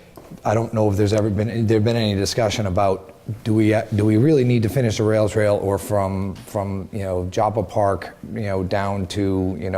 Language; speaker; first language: English; native; English